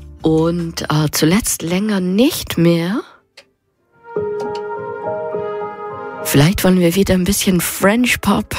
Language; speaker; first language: German; native; German